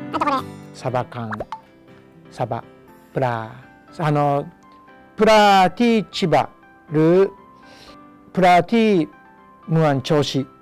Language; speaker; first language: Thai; non-native, fluent; Japanese